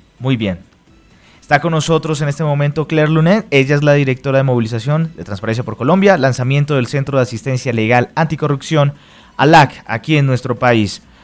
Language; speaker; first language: Spanish; native; Spanish